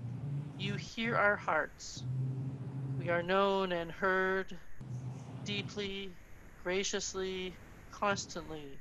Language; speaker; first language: English; native; English